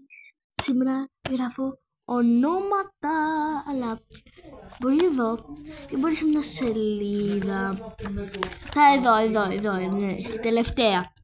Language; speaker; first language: Greek; native; Greek